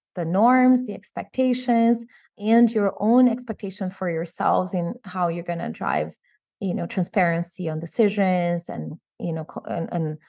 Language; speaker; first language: English; non-native, fluent; Portuguese